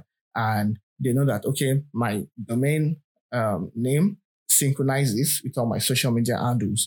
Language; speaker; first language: English; non-native, local second language; Yoruba